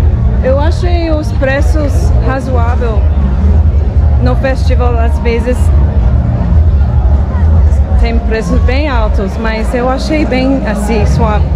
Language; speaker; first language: Portuguese; non-native, fluent; English